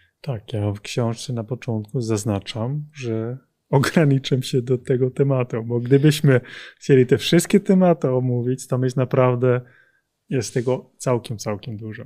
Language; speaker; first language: Polish; non-native, fluent; Dutch